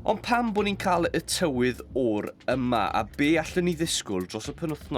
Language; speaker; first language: Welsh; native; Welsh